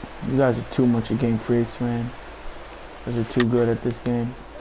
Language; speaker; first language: English; early bilingual, other home language; Spanish